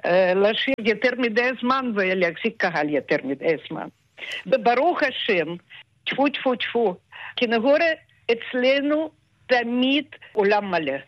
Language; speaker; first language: Hebrew; non-native, fluent; Russian